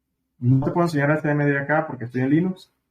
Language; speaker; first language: Spanish; native; Spanish